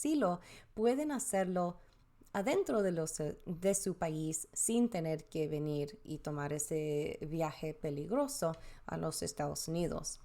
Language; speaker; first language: Spanish; early bilingual, heritage; Spanish